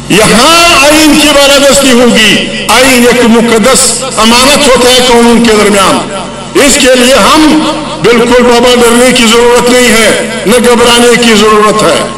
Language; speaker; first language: Urdu; non-native, local second language; Pashto